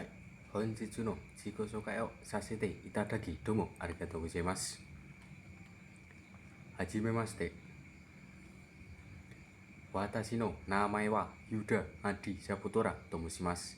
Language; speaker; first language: Japanese; non-native, learner; Indonesian